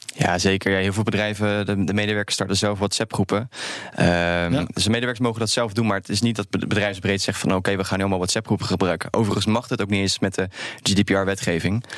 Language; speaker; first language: Dutch; native; Dutch